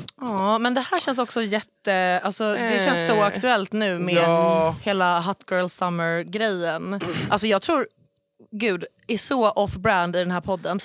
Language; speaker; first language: Swedish; native; Swedish